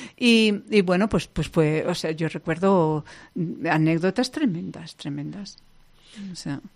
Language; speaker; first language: Spanish; non-native, local second language; Galician